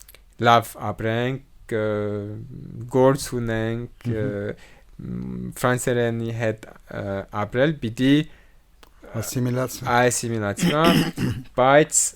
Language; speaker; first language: Armenian; non-native, learner; French